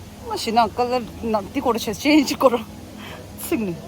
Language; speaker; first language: English; non-native, learner; Tibetan